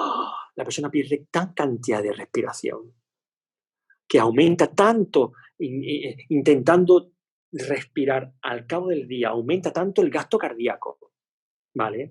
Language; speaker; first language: Spanish; native; Spanish